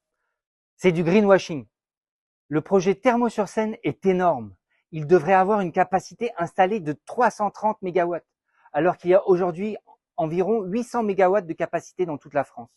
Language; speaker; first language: French; native; French